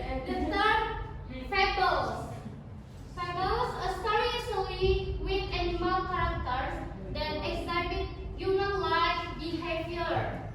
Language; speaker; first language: English; non-native, learner; Indonesian